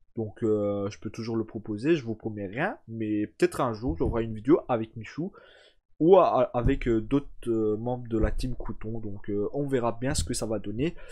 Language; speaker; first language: French; early bilingual, other home language; Turkish